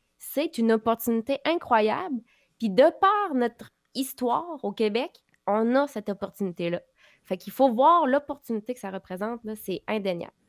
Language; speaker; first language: French; native; French